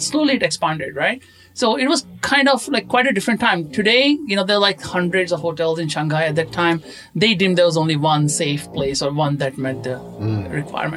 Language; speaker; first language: English; non-native, local second language; Konkani